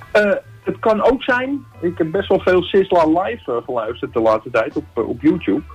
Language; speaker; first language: Dutch; native; Dutch